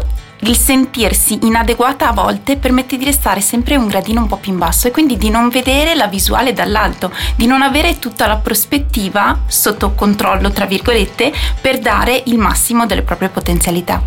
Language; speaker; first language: Italian; native; Italian